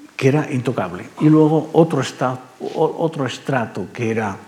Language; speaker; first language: Spanish; native; Spanish